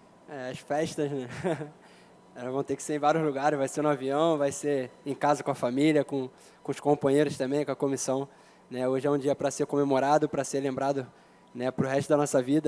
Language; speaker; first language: Portuguese; native; Portuguese